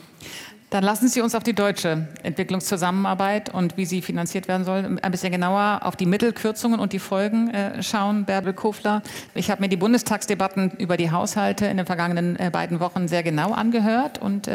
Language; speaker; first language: German; native; German